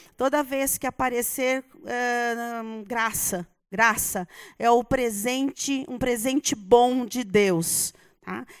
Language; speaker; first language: Portuguese; native; Portuguese